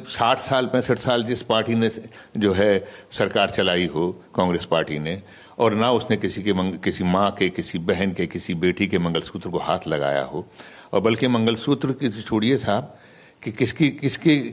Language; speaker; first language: Hindi; native; Hindi